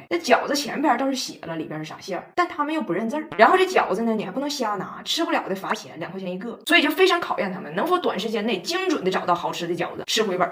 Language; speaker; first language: Chinese; native; Chinese